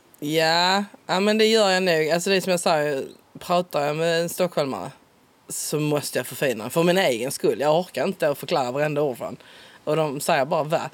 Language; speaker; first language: Swedish; native; Swedish